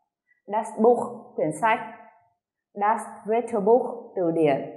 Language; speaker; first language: German; non-native, fluent; Vietnamese